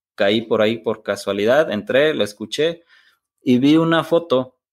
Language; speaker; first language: Spanish; native; Spanish